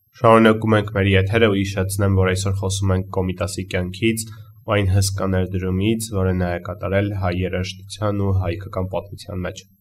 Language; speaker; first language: Armenian; native; Armenian